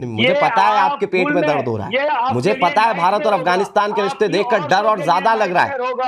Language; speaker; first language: Hindi; native; Hindi